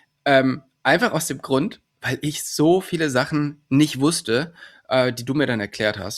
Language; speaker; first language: German; native; German